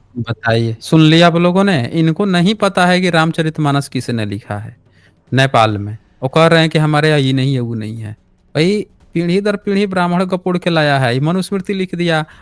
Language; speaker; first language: Hindi; native; Hindi